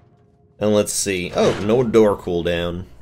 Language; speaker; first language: English; native; English